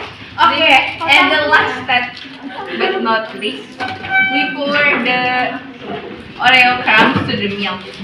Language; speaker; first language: English; non-native, learner; Indonesian